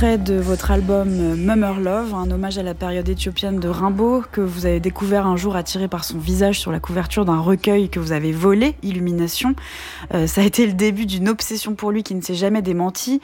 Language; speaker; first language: French; native; French